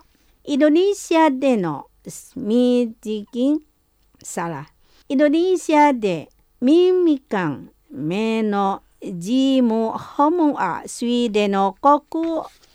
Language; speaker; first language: Japanese; non-native, fluent; Indonesian